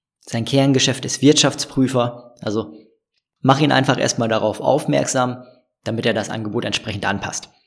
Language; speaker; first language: German; native; German